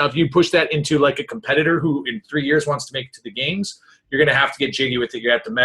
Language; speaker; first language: English; native; English